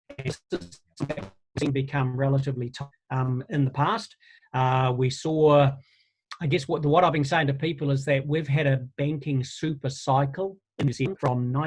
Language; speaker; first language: English; native; English